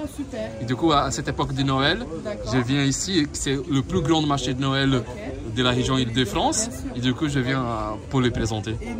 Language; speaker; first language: French; non-native, fluent; Portuguese